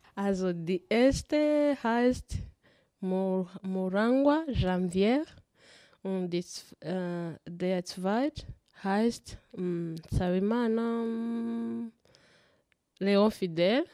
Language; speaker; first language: German; non-native, learner; Kinyarwanda